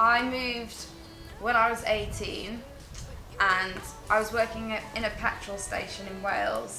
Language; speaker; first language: English; native; English